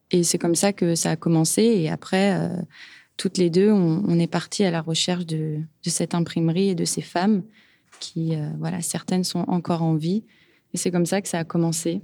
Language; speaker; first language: French; native; French